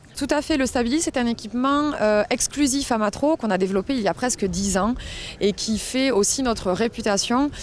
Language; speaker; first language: French; native; French